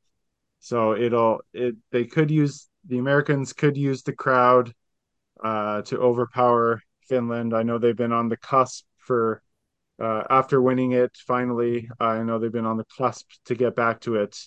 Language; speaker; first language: English; native; English